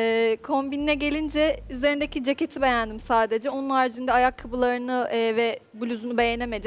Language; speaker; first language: Turkish; native; Turkish